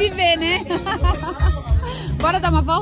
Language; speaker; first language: Portuguese; native; Portuguese